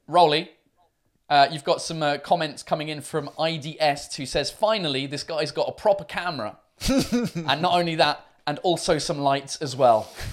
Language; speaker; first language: English; native; English